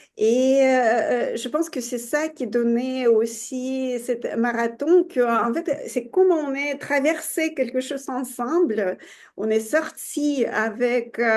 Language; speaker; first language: French; non-native, fluent; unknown